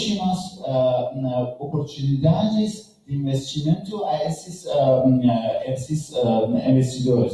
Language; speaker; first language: Portuguese; non-native, learner; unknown